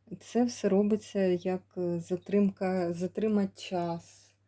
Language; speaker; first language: Ukrainian; native; Ukrainian